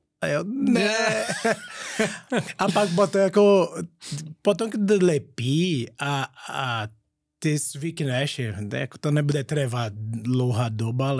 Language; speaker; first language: Czech; non-native, learner; Portuguese